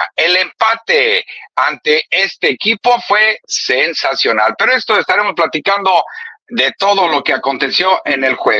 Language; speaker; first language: Spanish; native; Spanish